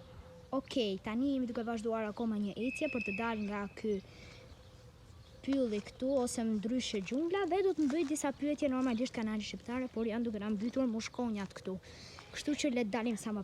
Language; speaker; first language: Albanian; early bilingual, heritage; Albanian